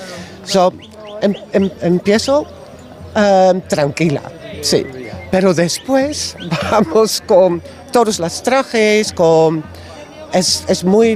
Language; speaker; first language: Spanish; non-native, learner; Dutch